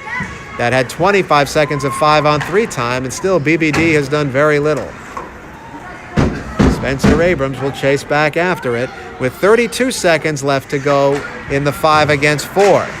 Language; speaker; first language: English; native; English